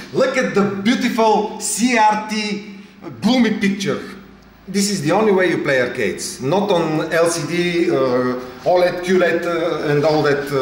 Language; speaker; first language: English; non-native, fluent; Bulgarian